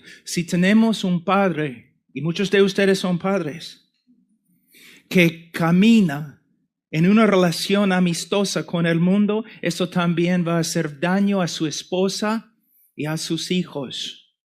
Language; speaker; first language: Spanish; non-native, fluent; English